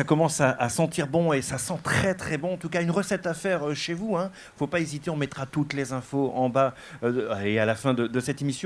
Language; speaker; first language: French; native; French